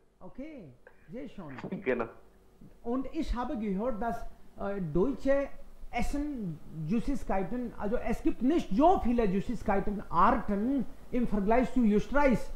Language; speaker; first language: German; non-native, fluent; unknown